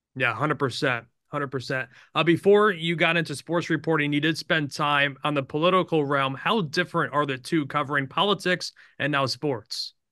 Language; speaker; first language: English; native; English